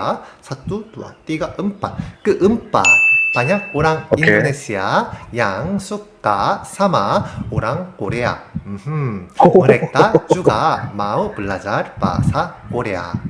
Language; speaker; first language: Indonesian; non-native, learner; Korean